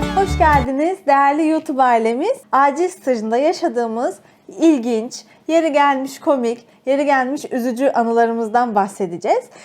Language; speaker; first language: Turkish; native; Turkish